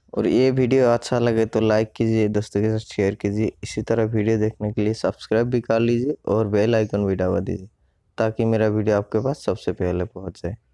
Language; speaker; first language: Hindi; non-native, local second language; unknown